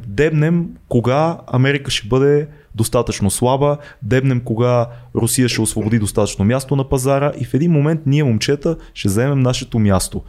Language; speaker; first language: Bulgarian; native; Bulgarian